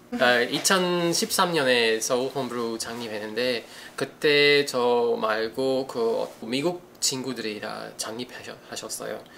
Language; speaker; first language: Korean; non-native, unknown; Italian